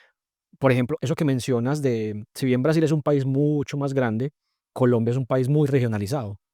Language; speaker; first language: Spanish; native; Spanish